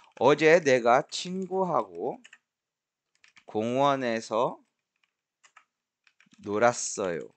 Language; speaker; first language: Korean; non-native, fluent; Spanish